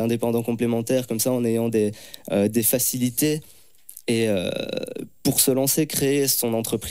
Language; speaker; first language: French; native; French